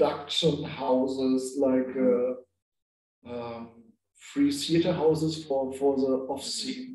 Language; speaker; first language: English; non-native, learner; German